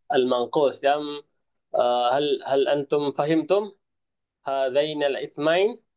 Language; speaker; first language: Arabic; non-native, fluent; Malay